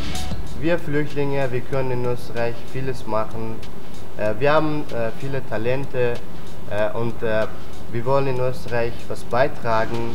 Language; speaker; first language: German; non-native, learner; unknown